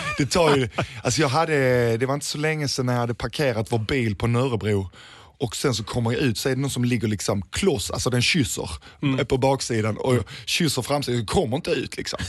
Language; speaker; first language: Swedish; early bilingual, other home language; Danish